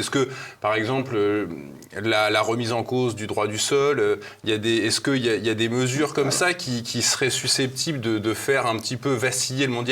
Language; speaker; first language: French; native; French